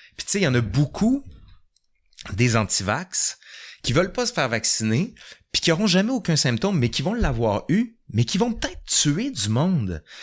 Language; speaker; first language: French; native; French